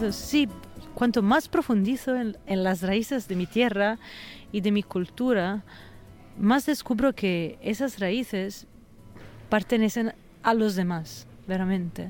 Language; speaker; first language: Spanish; non-native, fluent; Italian